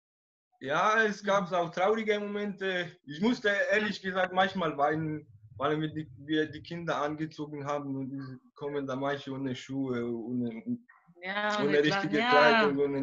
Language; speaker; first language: German; non-native, fluent; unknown